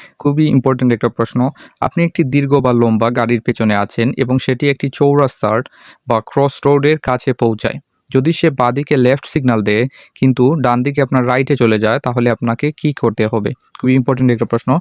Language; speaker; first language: Bangla; non-native, local second language; Sylheti